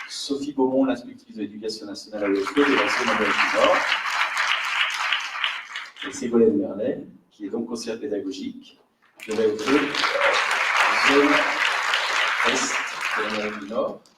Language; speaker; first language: French; native; French